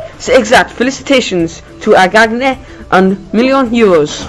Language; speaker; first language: French; non-native, learner; English